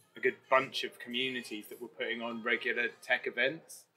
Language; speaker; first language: English; native; English